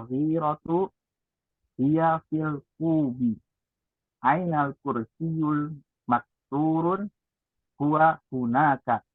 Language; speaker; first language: Arabic; non-native, learner; Indonesian